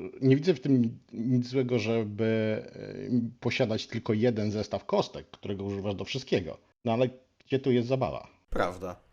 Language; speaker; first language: Polish; native; Polish